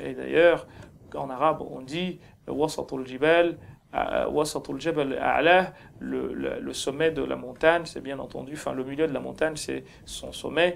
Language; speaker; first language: French; non-native, local second language; Ngazidja Comorian